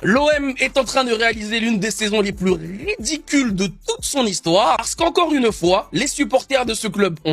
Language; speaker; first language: French; native; French